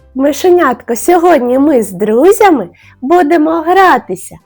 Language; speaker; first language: Ukrainian; native; Ukrainian